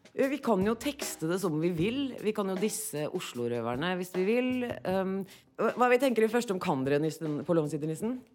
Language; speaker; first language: Norwegian; native; Norwegian